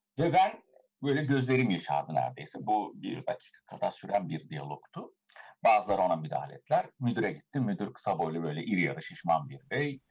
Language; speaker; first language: Turkish; early bilingual, heritage; Turkish